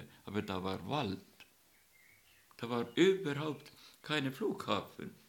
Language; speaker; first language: German; non-native, learner; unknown